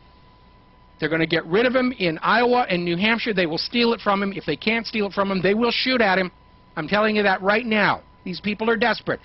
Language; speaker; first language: English; native; English